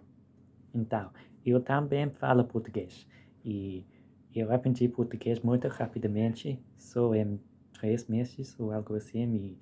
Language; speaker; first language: Portuguese; non-native, fluent; English